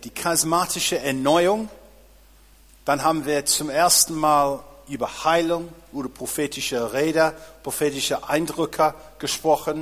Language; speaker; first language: German; non-native, fluent; English